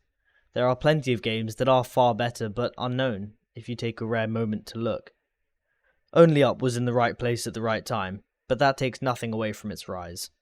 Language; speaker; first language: English; native; English